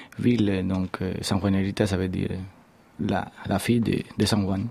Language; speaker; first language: French; non-native, fluent; Spanish